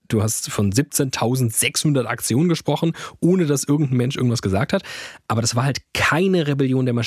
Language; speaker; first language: German; native; German